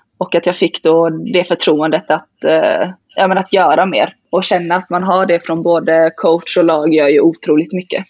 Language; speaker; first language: Swedish; native; Swedish